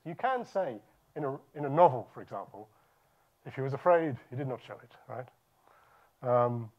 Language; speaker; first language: English; native; English